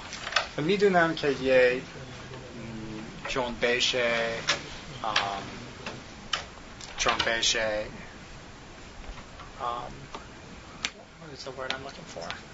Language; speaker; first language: Tajik; non-native, learner; English